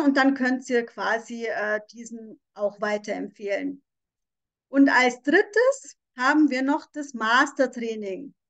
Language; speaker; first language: German; native; German